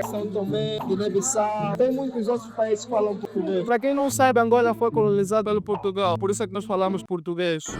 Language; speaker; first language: Portuguese; native; Portuguese